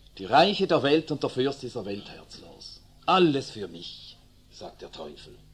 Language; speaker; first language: German; early bilingual, other home language; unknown